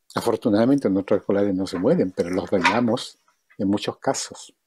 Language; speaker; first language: Spanish; native; Spanish